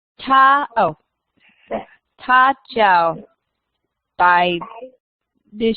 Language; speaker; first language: Chinese; non-native, learner; English